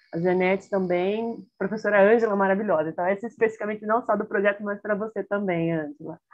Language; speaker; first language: Portuguese; native; Portuguese